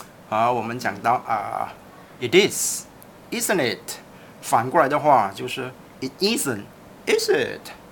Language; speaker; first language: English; non-native, local second language; Chinese